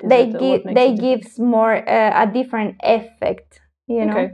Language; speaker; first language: English; non-native, learner; Spanish